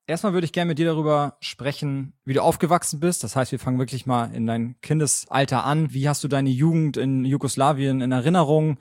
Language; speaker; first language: German; native; German